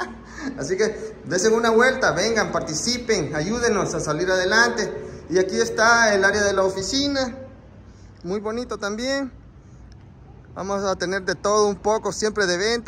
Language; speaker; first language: Spanish; native; Spanish